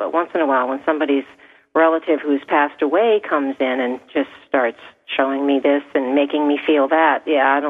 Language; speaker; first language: English; native; English